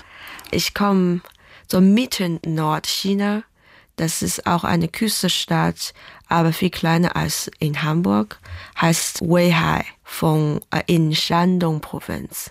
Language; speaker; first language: German; non-native, fluent; Chinese